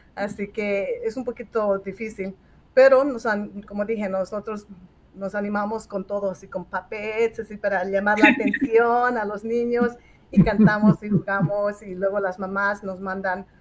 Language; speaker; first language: Spanish; native; Spanish